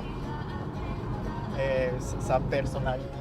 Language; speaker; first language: French; non-native, learner; Japanese